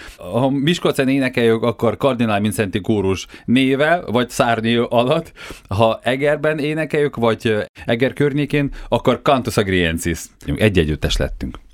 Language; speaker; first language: Hungarian; non-native, fluent; Ukrainian